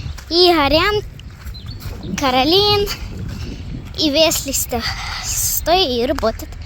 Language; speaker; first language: Russian; non-native, learner; English